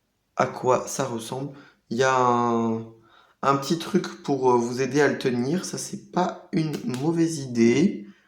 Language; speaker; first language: French; native; French